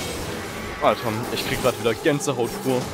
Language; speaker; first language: German; native; German